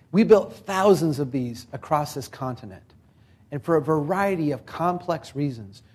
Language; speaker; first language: English; native; English